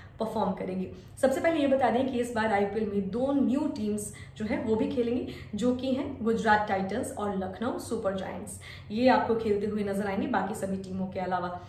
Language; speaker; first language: Hindi; native; Hindi